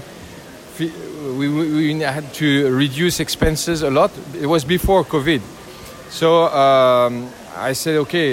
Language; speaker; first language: English; non-native, learner; French